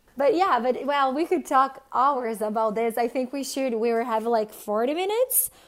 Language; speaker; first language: English; non-native, fluent; Portuguese